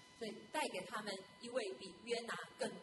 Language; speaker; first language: Chinese; native; Chinese